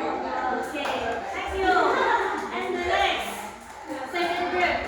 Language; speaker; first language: English; non-native, learner; Indonesian